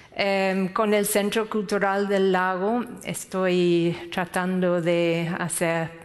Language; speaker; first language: Spanish; non-native, fluent; English